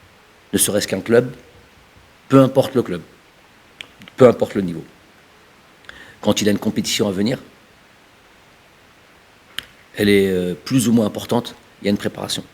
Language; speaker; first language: French; early bilingual, other home language; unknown